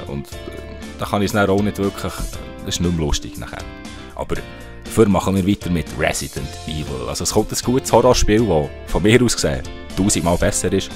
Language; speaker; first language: German; native; German